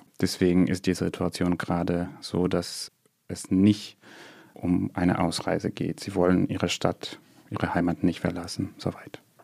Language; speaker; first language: German; non-native, fluent; Russian